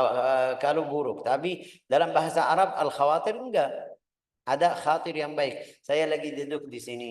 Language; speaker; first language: Indonesian; non-native, fluent; Arabic